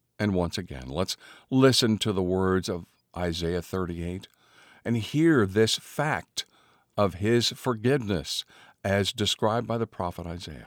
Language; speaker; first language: English; native; English